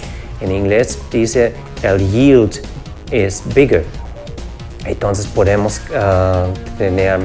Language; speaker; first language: Spanish; non-native, fluent; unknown